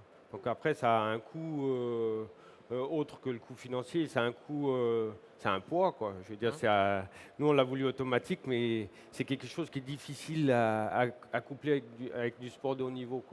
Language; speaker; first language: French; native; French